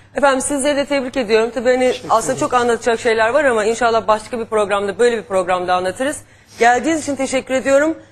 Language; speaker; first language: Turkish; native; Turkish